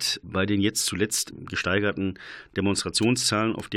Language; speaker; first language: German; native; German